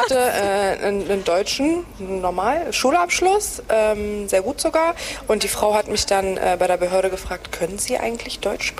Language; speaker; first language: German; early bilingual, other home language; Greek